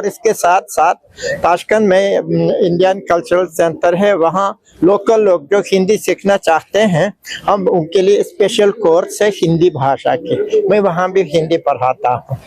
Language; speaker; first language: Hindi; non-native, fluent; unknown